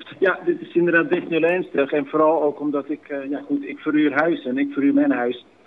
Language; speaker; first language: Dutch; native; Dutch